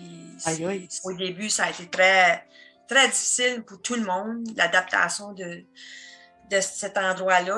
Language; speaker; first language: French; native; French